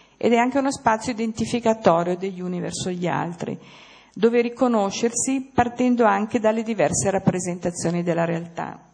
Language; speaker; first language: Italian; native; Italian